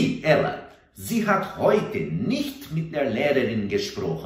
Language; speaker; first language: German; non-native, fluent; Portuguese